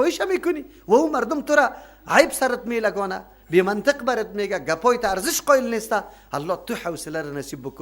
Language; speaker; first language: Persian; native; Persian